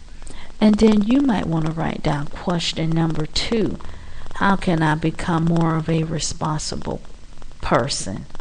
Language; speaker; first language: English; native; English